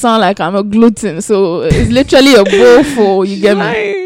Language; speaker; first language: English; non-native, local second language; Akan